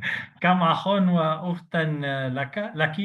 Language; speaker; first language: Arabic; non-native, learner; Malay